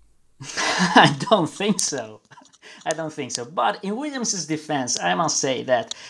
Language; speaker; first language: English; non-native, fluent; Italian